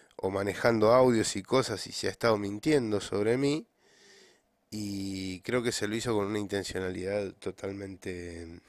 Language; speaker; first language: Spanish; native; Spanish